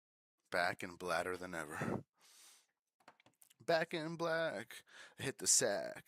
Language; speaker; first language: English; native; English